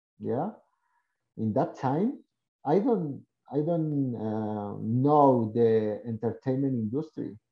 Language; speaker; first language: English; non-native, learner; Spanish